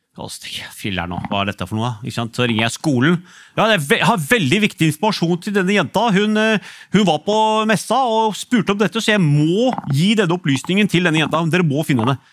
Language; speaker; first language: Norwegian; early bilingual, other home language; Urdu